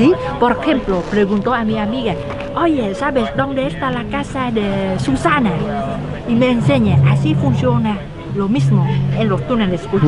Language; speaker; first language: Spanish; non-native, fluent; Vietnamese